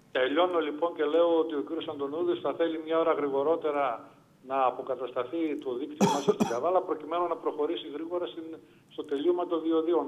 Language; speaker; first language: Greek; native; Greek